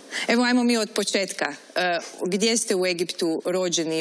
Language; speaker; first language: Croatian; native; Croatian